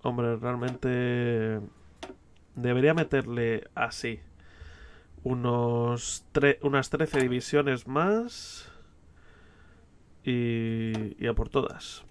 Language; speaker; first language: Spanish; native; Spanish